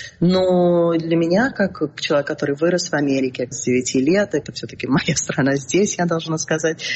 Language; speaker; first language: Russian; early bilingual, heritage; Russian